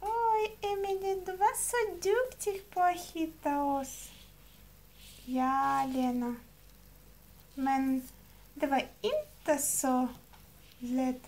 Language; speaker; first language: Swedish; non-native, learner; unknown